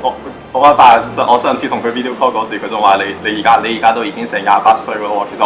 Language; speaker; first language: Cantonese; native; Cantonese